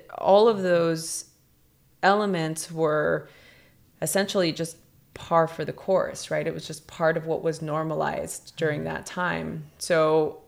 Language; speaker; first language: English; native; English